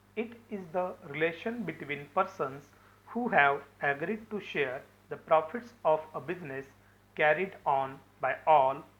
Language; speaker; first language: English; non-native, local second language; Marathi